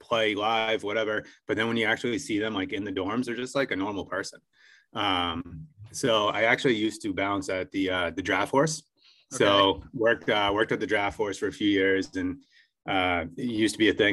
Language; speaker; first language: English; native; English